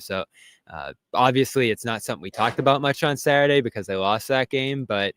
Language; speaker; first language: English; native; English